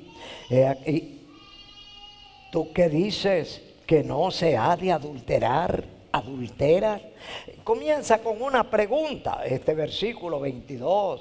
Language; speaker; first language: Spanish; native; Spanish